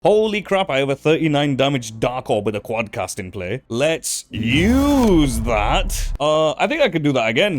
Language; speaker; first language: English; native; English